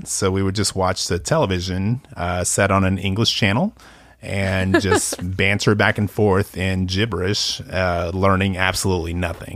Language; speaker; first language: English; early bilingual, other home language; Spanish